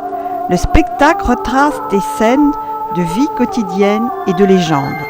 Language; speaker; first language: French; native; French